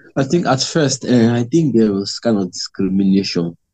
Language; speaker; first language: English; non-native, local second language; Igbo